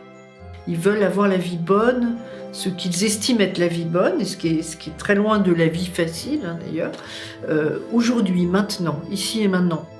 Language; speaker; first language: French; native; French